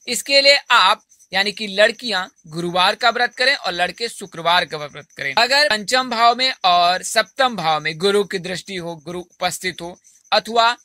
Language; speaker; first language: Hindi; native; Hindi